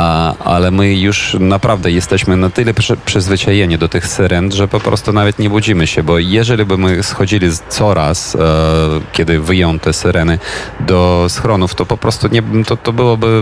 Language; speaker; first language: Polish; non-native, fluent; Ukrainian